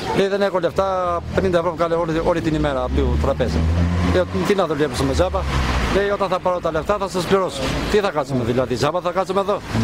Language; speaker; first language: Greek; non-native, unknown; Albanian